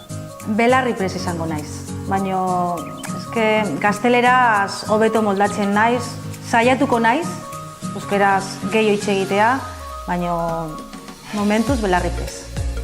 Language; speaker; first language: Basque; non-native, local second language; Spanish